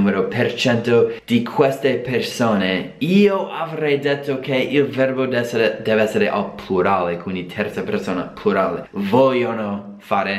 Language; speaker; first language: Italian; non-native, fluent; English